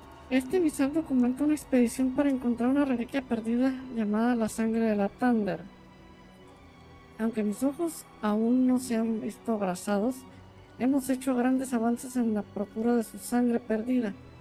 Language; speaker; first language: Spanish; native; Spanish